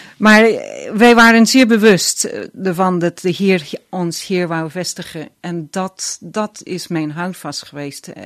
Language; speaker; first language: Dutch; non-native, fluent; English